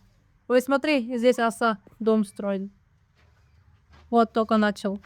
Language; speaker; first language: Russian; non-native, local second language; Kazakh